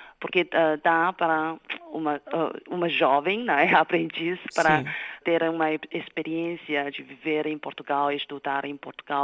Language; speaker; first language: Portuguese; non-native, fluent; Chinese